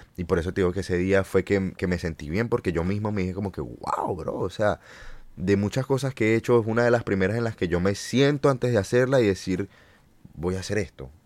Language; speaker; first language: Spanish; native; Spanish